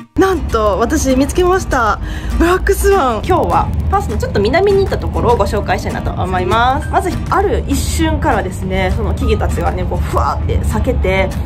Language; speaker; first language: Japanese; native; Japanese